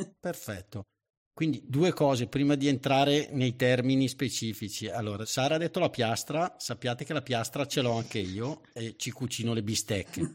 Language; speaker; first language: Italian; native; Italian